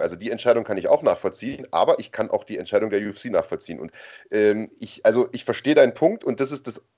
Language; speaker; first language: German; native; German